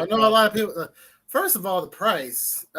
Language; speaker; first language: English; native; English